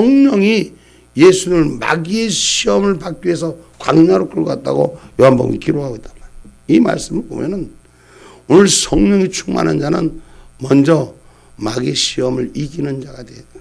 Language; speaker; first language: Korean; native; Korean